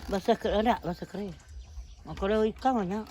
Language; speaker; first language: Indonesian; non-native, local second language; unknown